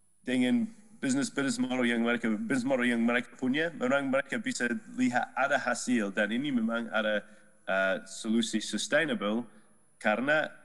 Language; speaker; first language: Indonesian; non-native, learner; Dutch